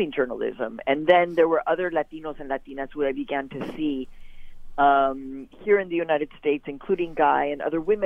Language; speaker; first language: English; native; English